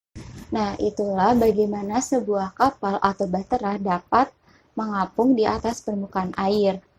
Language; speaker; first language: Indonesian; native; Indonesian